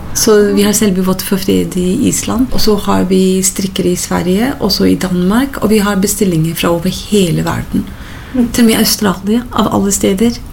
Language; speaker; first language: Norwegian; non-native, fluent; English